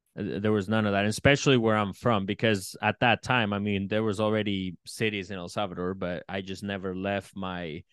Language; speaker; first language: English; early bilingual, other home language; Spanish